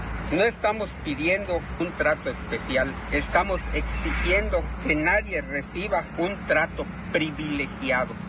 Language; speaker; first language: Spanish; native; Spanish